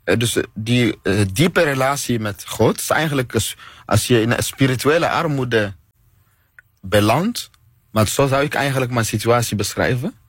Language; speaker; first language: Dutch; non-native, fluent; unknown